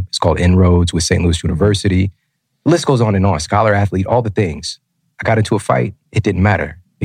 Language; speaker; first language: English; native; English